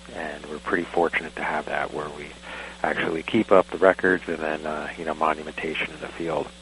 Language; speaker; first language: English; native; English